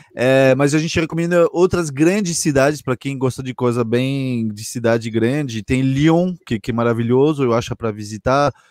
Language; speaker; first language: Portuguese; non-native, fluent; French